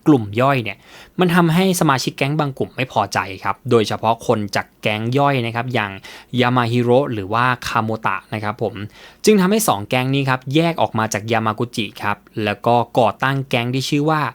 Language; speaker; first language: Thai; native; Thai